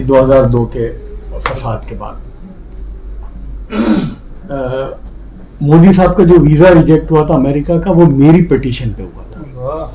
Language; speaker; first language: Hindi; native; Hindi